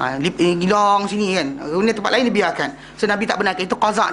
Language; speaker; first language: Malay; native; Malay